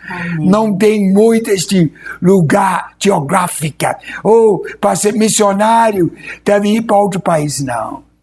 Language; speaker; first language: Portuguese; non-native, fluent; English